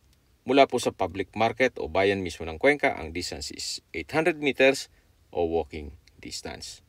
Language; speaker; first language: Filipino; native; Filipino